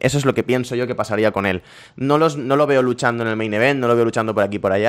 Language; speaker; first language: Spanish; native; Spanish